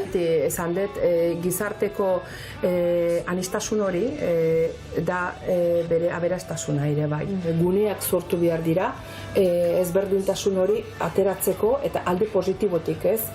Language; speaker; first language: Basque; non-native, learner; Azerbaijani